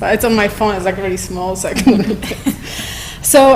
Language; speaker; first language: English; non-native, fluent; Polish